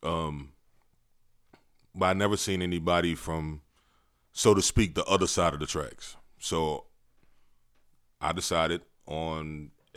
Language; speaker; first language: English; native; English